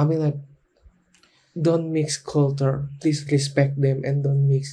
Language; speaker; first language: English; non-native, learner; Indonesian